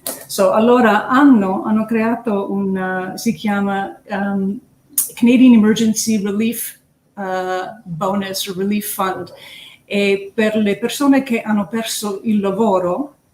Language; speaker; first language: Italian; early bilingual, heritage; English